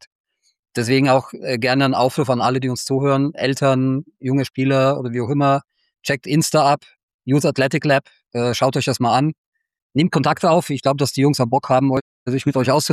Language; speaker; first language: German; native; German